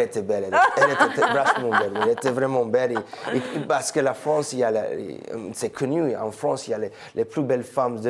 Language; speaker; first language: French; non-native, fluent; English